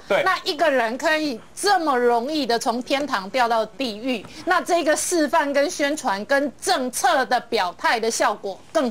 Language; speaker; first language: Chinese; native; Chinese